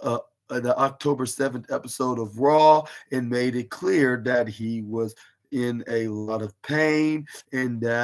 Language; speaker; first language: English; native; English